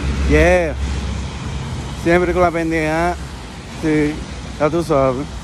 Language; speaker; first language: Spanish; early bilingual, heritage; Spanish